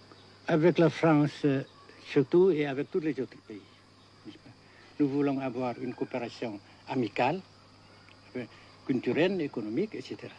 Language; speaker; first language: French; non-native, local second language; Vietnamese